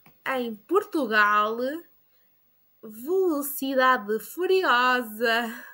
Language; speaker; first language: Portuguese; non-native, learner; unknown